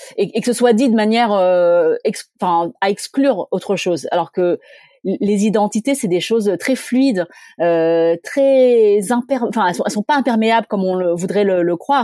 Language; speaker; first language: French; early bilingual, other home language; Chinese